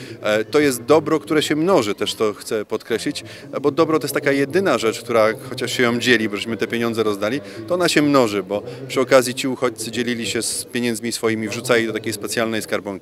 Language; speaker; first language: Polish; native; Polish